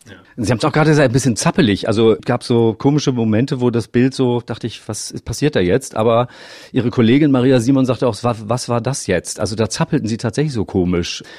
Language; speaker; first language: German; native; German